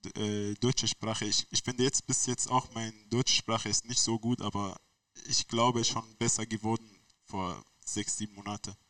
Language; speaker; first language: German; non-native, learner; Arabic